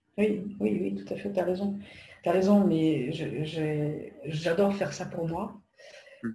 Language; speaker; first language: French; non-native, fluent; Polish